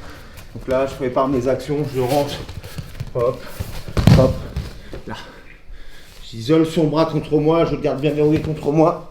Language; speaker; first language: French; native; French